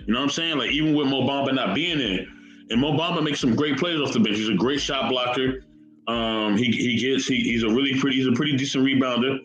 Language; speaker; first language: English; native; English